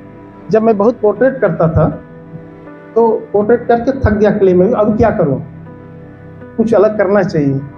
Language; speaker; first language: Hindi; native; Hindi